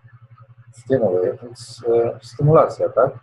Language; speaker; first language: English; non-native, learner; Polish